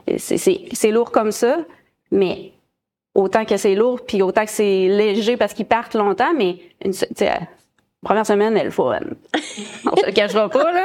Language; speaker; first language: French; native; French